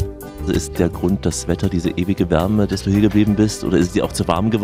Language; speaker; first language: German; native; German